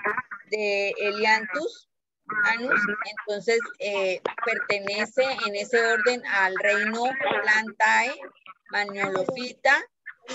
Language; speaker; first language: Spanish; native; Spanish